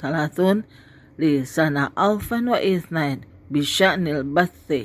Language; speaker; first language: Arabic; non-native, fluent; Indonesian